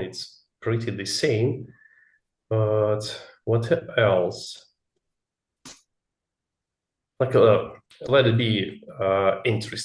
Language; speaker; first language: English; non-native, learner; Russian